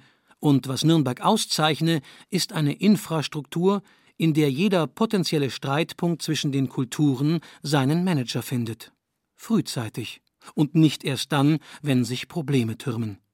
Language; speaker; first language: German; native; German